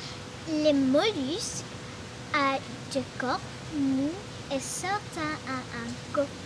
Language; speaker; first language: French; non-native, learner; English